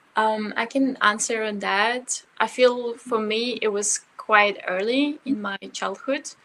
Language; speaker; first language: English; early bilingual, other home language; Ukrainian